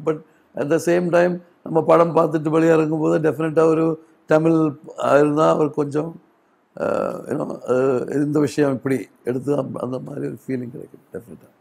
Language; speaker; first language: Tamil; non-native, learner; Malayalam